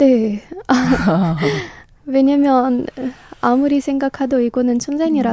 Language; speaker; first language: Korean; non-native, learner; Ukrainian